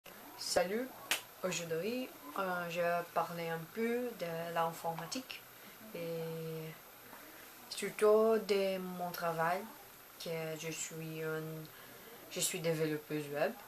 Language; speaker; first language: French; non-native, learner; Portuguese